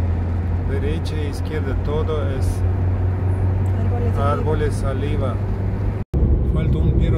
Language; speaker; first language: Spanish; non-native, learner; Russian